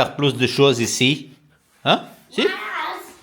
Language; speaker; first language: French; non-native, fluent; Portuguese